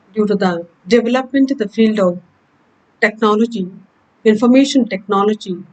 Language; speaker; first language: English; non-native, local second language; Kannada